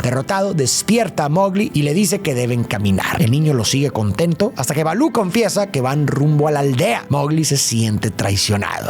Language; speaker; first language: Spanish; native; Spanish